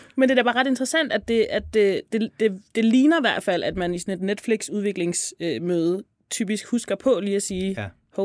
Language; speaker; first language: Danish; native; Danish